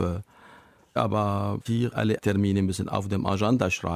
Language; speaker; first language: German; non-native, learner; Arabic